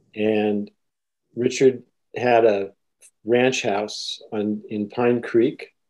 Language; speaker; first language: English; native; English